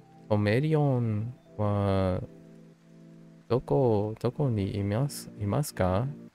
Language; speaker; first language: Japanese; non-native, learner; English